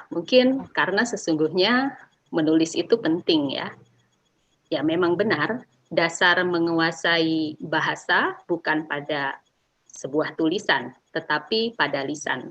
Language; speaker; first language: Indonesian; native; Indonesian